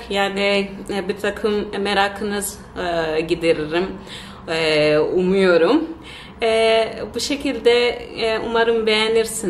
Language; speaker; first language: Turkish; non-native, fluent; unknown